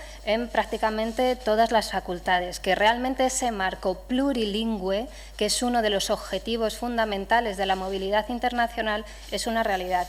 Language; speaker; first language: Spanish; native; Spanish